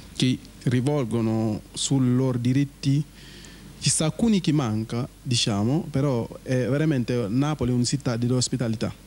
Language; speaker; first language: Italian; non-native, learner; Wolof